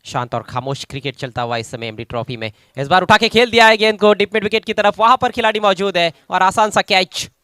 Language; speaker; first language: Hindi; non-native, local second language; Marathi